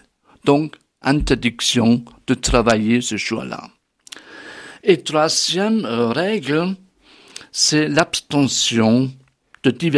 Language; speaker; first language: French; non-native, fluent; German